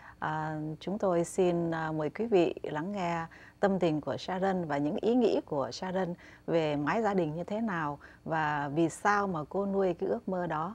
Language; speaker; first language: Vietnamese; native; Vietnamese